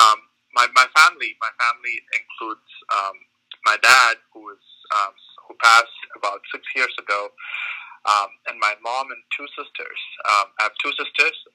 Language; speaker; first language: English; non-native, local second language; Malayalam